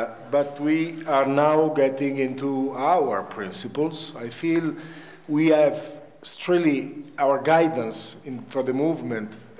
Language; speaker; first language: English; non-native, fluent; Italian